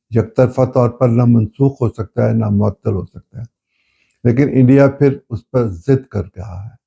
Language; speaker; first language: Urdu; non-native, local second language; Punjabi